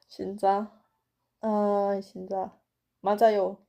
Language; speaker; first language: Korean; non-native, learner; Thai